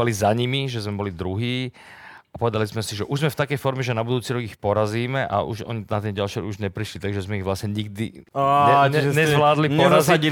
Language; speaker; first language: Slovak; native; Slovak